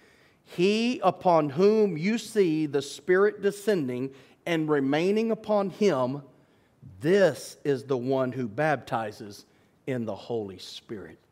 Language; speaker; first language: English; native; English